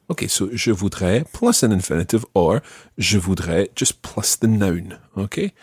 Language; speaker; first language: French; non-native, fluent; English